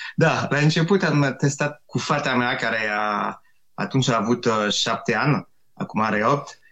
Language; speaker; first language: Romanian; non-native, fluent; French